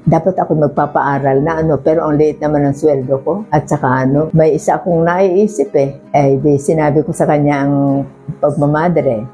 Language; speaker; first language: Filipino; native; Filipino